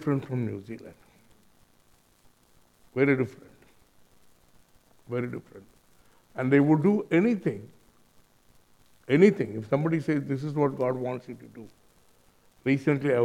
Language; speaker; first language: English; non-native, local second language; Tamil